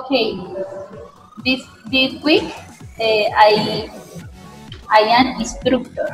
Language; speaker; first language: English; non-native, learner; Spanish